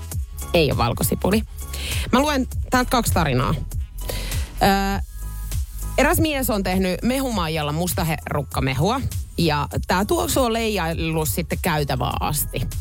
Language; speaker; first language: Finnish; native; Finnish